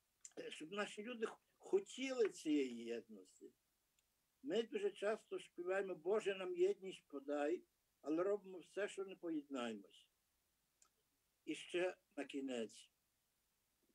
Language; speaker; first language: Ukrainian; early bilingual, heritage; Ukrainian